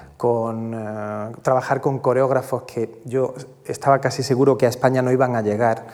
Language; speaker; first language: Spanish; native; Spanish